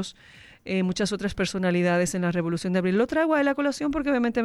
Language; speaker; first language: Spanish; native; Spanish